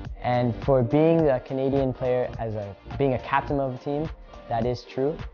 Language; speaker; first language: English; early bilingual, other home language; Hindi